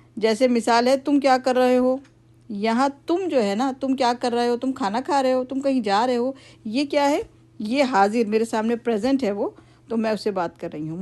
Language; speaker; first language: Urdu; native; Urdu